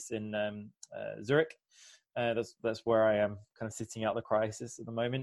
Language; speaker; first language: English; native; English